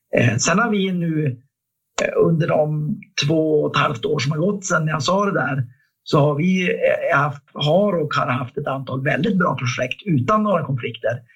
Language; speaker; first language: Swedish; native; Swedish